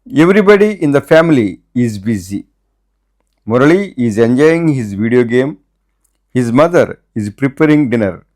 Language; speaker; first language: English; non-native, local second language; Telugu